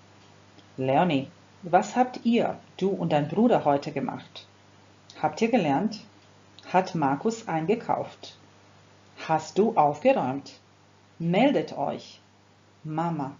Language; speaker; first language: German; non-native, fluent; Croatian